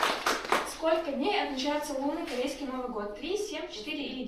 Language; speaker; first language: Russian; native; Russian